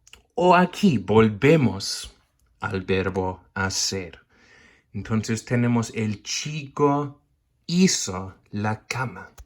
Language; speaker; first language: Spanish; non-native, fluent; English